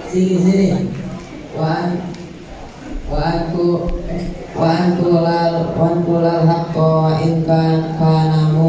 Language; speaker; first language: Arabic; non-native, learner; Indonesian